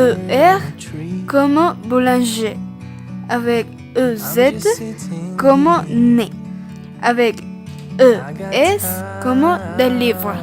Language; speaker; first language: French; non-native, learner; Spanish